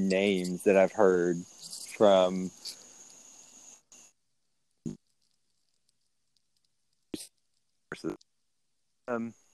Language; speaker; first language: English; native; English